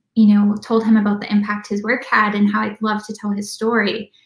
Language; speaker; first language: English; native; English